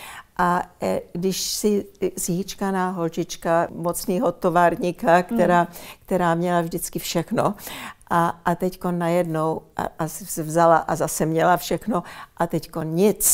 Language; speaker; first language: Czech; early bilingual, heritage; Czech